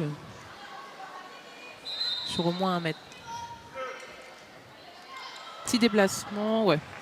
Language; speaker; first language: French; native; French